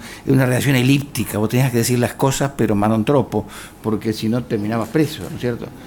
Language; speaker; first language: Spanish; native; Spanish